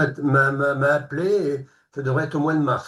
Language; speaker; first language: French; native; French